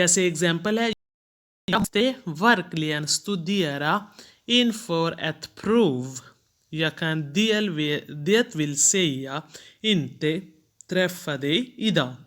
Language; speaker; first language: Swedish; non-native, fluent; Hindi